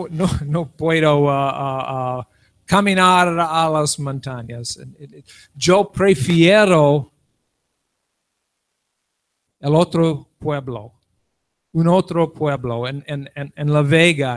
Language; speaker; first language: Spanish; non-native, learner; English